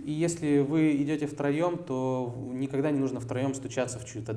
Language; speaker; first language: Russian; native; Russian